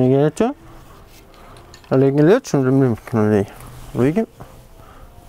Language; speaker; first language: Italian; non-native, learner; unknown